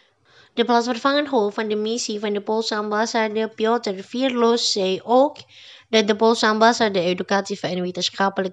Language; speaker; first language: Dutch; non-native, fluent; Indonesian